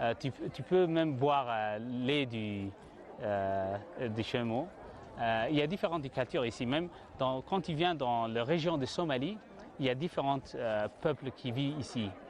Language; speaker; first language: French; non-native, learner; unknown